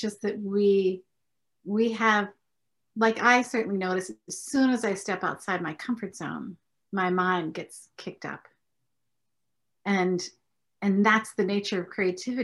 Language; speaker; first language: English; native; English